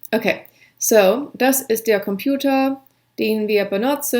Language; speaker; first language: German; non-native, fluent; English